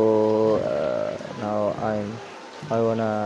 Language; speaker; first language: English; non-native, learner; Indonesian